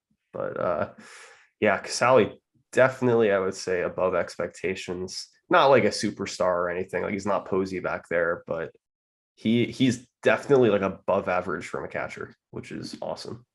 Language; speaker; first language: English; native; English